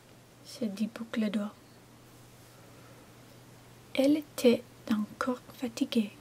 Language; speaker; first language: French; non-native, learner; English